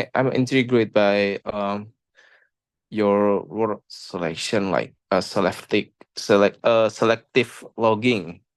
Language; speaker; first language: English; non-native, local second language; Indonesian